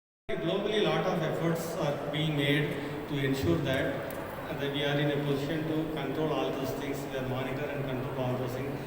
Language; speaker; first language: English; non-native, local second language; Tamil